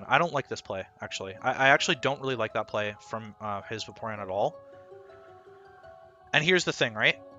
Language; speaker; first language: English; native; English